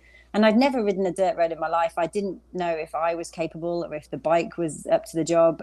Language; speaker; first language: English; native; English